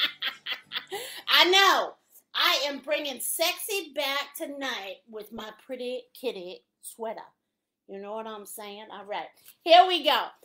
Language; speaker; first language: English; native; English